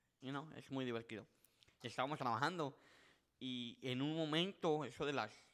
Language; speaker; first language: Spanish; early bilingual, heritage; Spanish